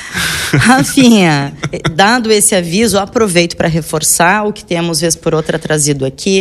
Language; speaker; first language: Portuguese; native; Portuguese